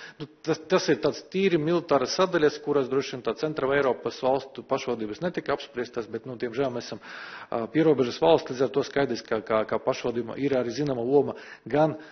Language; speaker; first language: Latvian; non-native, local second language; Russian